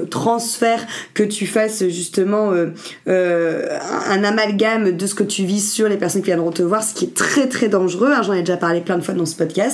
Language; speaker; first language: French; native; French